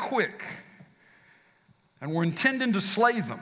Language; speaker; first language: English; native; English